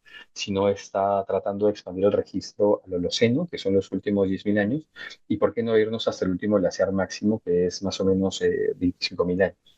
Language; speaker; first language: Spanish; native; Spanish